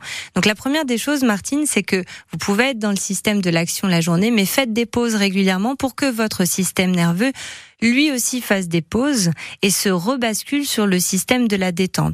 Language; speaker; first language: French; native; French